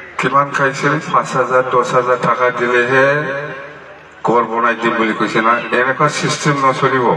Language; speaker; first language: Assamese; non-native, local second language; Bodo